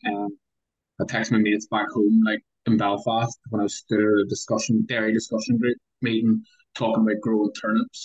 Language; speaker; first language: English; native; English